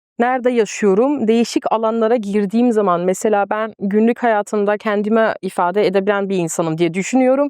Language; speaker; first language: Turkish; non-native, fluent; Danish